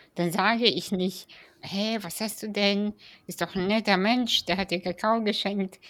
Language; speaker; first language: German; early bilingual, other home language; Russian